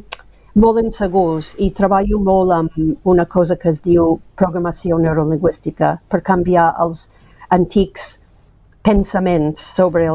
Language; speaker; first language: Catalan; non-native, fluent; English